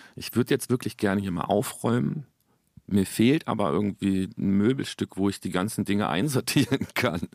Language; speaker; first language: German; native; German